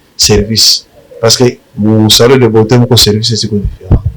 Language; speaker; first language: French; non-native, local second language; Rundi